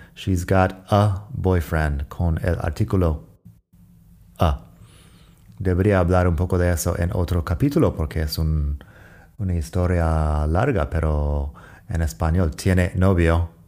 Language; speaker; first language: Spanish; non-native, fluent; English